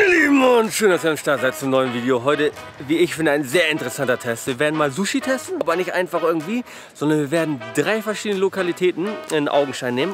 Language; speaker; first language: German; native; German